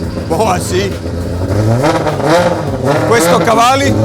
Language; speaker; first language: Italian; non-native, learner; Slovenian